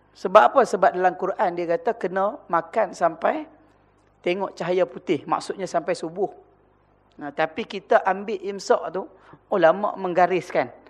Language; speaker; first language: Malay; native; Malay